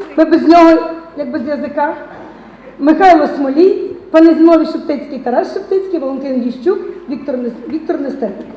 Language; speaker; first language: Ukrainian; native; Ukrainian